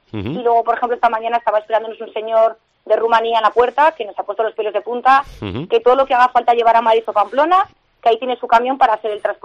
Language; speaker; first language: Spanish; native; Spanish